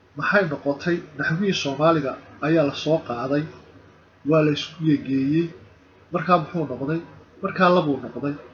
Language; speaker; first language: Somali; native; Somali